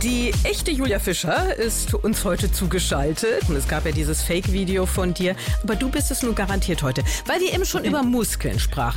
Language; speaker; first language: German; native; German